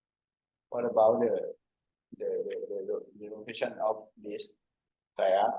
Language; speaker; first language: English; non-native, learner; Thai